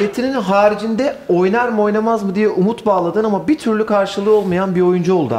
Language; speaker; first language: Turkish; native; Turkish